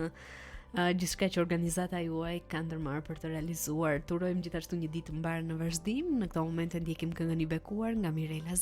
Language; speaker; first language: Albanian; native; Albanian